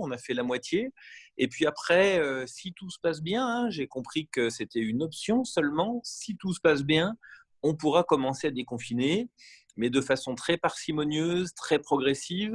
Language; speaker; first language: French; native; French